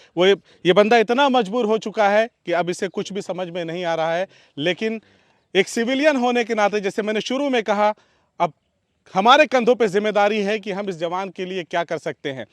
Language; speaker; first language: Hindi; native; Hindi